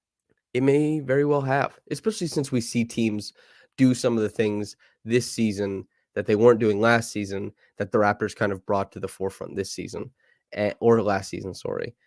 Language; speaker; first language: English; native; English